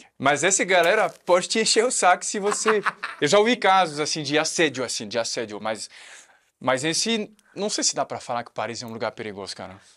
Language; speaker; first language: Portuguese; non-native, fluent; French